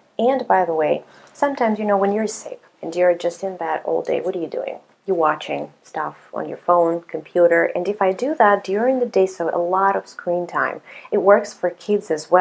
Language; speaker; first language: English; non-native, fluent; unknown